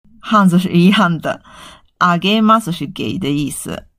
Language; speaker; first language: Chinese; non-native, fluent; Japanese